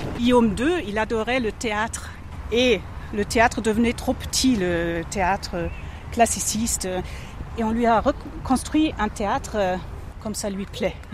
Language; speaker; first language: French; non-native, fluent; German